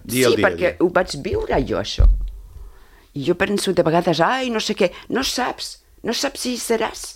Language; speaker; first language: Catalan; early bilingual, heritage; Catalan